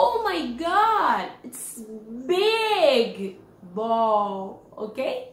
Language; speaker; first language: English; non-native, learner; Portuguese